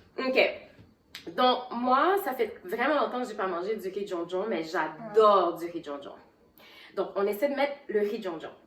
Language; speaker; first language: French; non-native, local second language; Haitian Creole